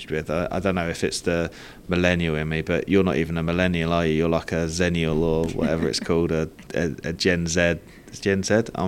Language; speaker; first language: English; native; English